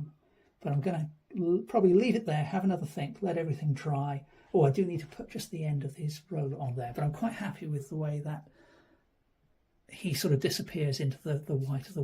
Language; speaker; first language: English; native; English